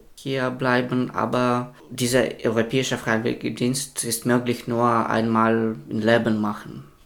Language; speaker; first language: German; non-native, learner; Russian